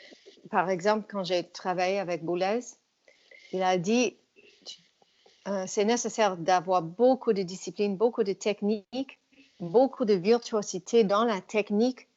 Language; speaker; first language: French; non-native, fluent; English